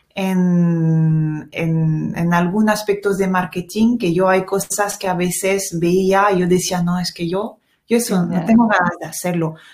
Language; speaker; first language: Spanish; non-native, fluent; French